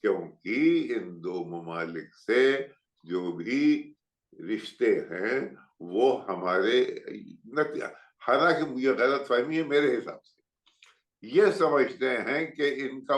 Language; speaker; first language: Hindi; native; Hindi